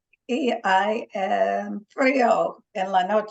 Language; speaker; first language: Spanish; non-native, learner; English